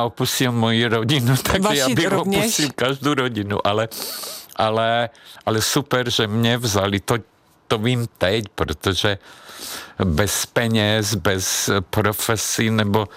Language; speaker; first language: Czech; non-native, fluent; Hungarian